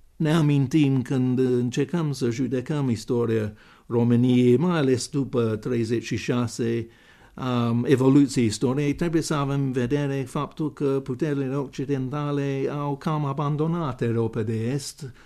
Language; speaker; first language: Romanian; non-native, fluent; English